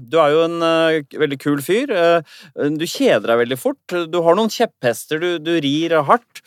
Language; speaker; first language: Norwegian; native; Norwegian